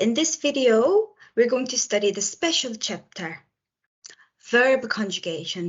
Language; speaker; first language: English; non-native, local second language; Korean